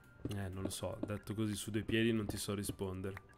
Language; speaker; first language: Italian; native; Italian